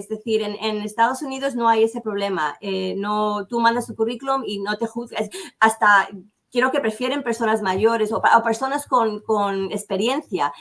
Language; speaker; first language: Spanish; native; Spanish